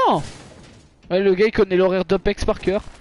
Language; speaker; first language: French; native; French